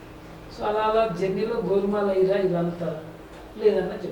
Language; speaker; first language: Telugu; native; Telugu